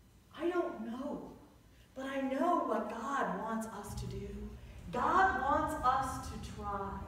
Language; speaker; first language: English; native; English